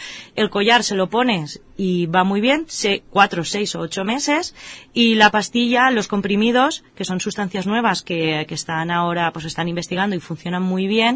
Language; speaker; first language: Spanish; native; Spanish